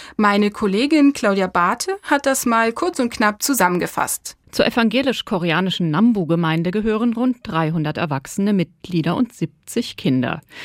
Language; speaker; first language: German; native; German